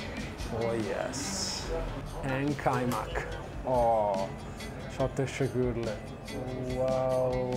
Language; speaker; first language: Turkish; non-native, learner; Italian